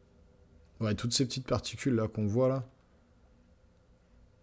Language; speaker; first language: French; native; French